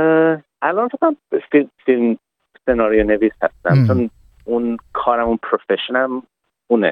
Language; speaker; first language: Persian; early bilingual, heritage; Persian